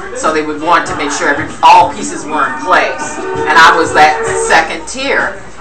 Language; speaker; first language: English; native; English